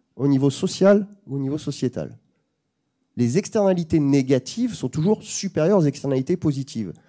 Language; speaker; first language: French; native; French